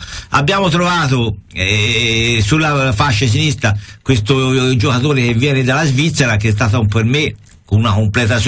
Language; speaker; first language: Italian; native; Italian